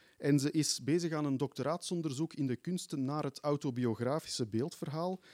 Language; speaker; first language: Dutch; native; Dutch